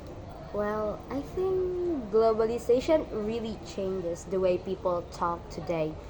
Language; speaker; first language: English; non-native, learner; Indonesian